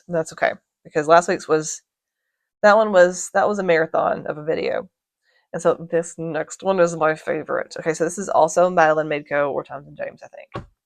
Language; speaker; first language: English; native; English